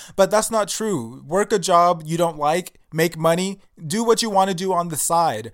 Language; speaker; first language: English; early bilingual, other home language; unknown